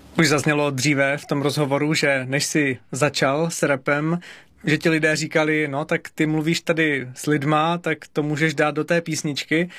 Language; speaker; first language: Czech; native; Czech